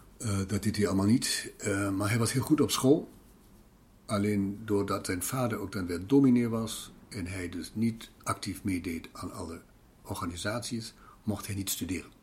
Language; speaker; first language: Dutch; non-native, fluent; German